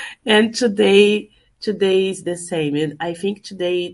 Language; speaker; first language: English; non-native, learner; Portuguese